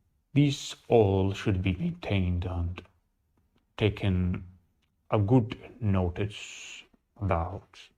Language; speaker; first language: English; non-native, fluent; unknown